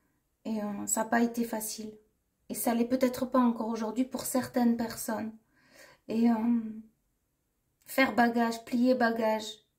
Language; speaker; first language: French; native; French